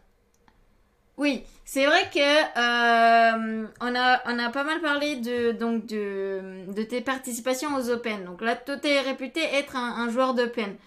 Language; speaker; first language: French; native; French